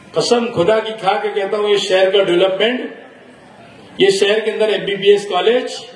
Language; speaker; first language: Hindi; non-native, local second language; Urdu